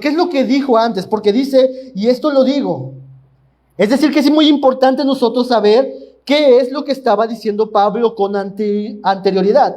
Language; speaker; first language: Spanish; native; Spanish